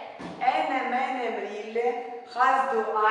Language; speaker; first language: German; non-native, fluent; Ukrainian